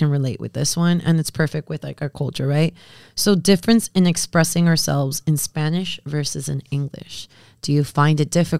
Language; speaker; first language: English; early bilingual, other home language; Spanish